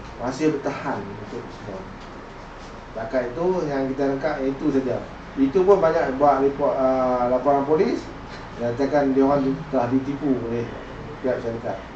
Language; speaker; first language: Malay; native; Malay